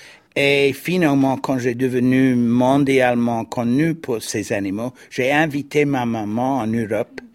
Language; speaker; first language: French; non-native, fluent; English